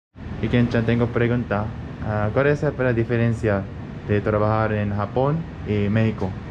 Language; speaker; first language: Spanish; non-native, learner; Japanese